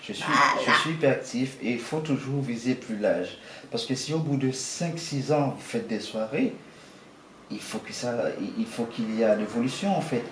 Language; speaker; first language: French; non-native, local second language; Haitian Creole